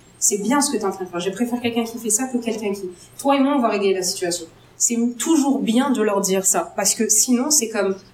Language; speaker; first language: French; non-native, local second language; Arabic